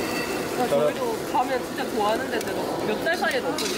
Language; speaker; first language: Korean; native; Korean